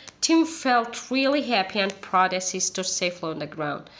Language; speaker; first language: English; non-native, fluent; Azerbaijani